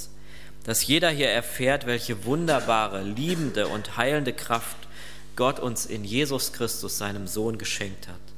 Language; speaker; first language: German; native; German